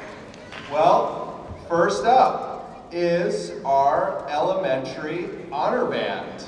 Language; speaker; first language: English; native; English